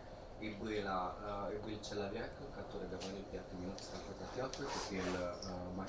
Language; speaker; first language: Russian; non-native, fluent; Italian